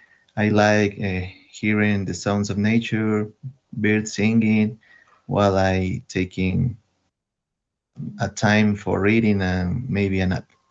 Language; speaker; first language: English; non-native, learner; Spanish